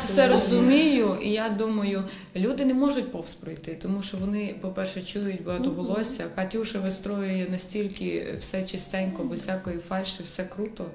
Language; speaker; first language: Ukrainian; native; Ukrainian